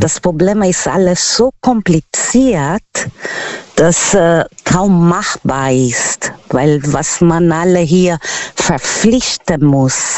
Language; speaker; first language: German; non-native, fluent; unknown